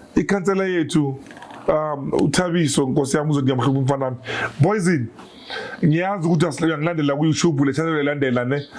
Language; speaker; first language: Zulu; native; Zulu